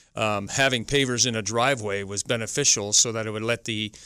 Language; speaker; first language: English; native; English